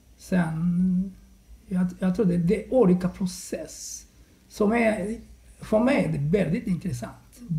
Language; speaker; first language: Swedish; non-native, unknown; Japanese